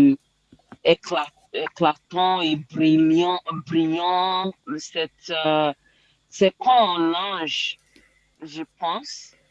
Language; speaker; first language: French; non-native, learner; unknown